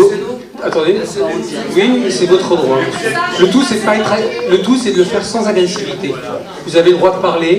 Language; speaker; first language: French; native; French